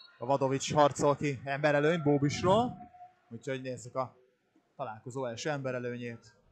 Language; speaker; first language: Hungarian; native; Hungarian